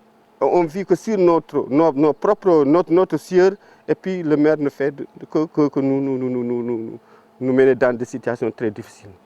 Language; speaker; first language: French; non-native, local second language; Fula